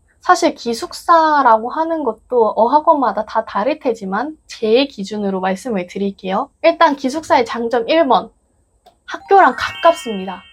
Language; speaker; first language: Korean; native; Korean